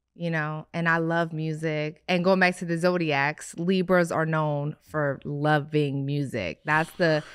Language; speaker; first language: English; native; English